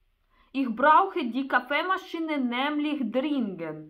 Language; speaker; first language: German; non-native, learner; Russian